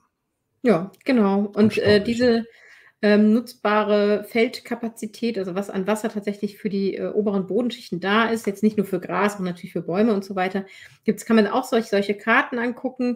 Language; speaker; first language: German; native; German